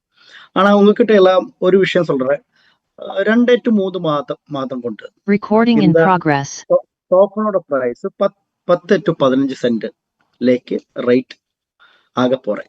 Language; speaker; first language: Tamil; non-native, learner; Malayalam